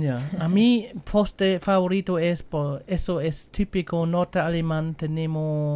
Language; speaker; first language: Spanish; non-native, fluent; German